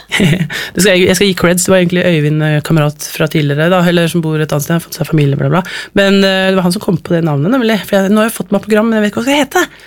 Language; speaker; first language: Norwegian; native; Norwegian